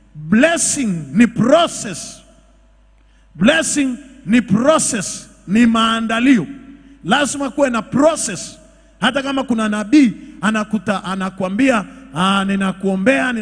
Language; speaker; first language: Swahili; native; Swahili